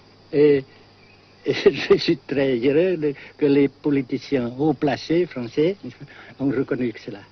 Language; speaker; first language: French; non-native, local second language; Vietnamese